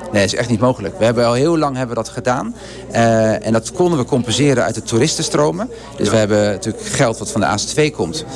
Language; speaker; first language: Dutch; non-native, local second language; Papiamento